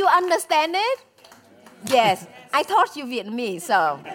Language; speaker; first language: English; non-native, fluent; Vietnamese